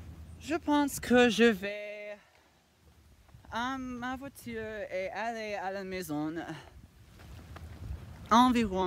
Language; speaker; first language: French; non-native, learner; English